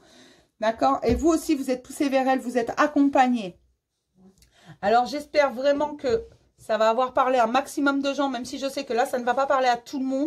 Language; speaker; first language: French; native; French